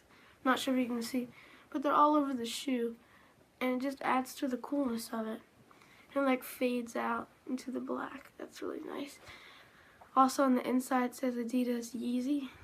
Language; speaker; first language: English; native; English